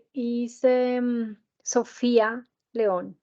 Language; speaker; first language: English; non-native, learner; Spanish